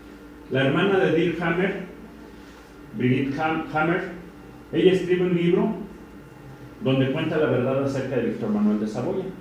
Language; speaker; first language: Spanish; native; Spanish